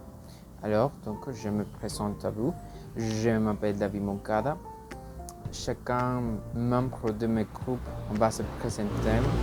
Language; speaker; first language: French; non-native, learner; Spanish